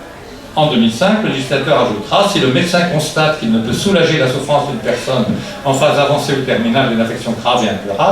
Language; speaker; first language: French; native; French